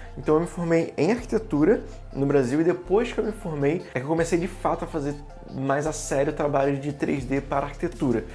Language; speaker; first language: Portuguese; native; Portuguese